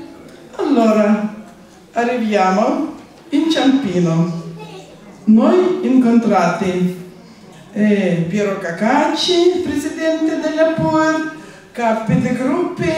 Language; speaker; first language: Italian; non-native, learner; Russian